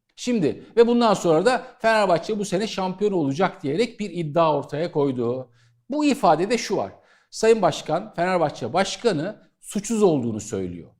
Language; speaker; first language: Turkish; native; Turkish